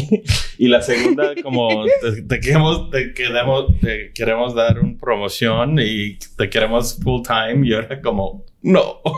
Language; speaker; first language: Spanish; early bilingual, heritage; Spanish